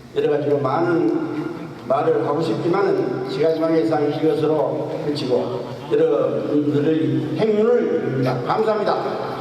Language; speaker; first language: Korean; native; Korean